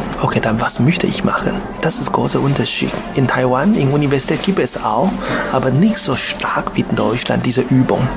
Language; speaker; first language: German; non-native, learner; Chinese